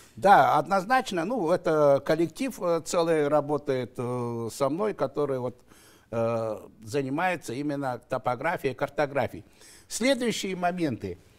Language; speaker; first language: Russian; non-native, local second language; Kazakh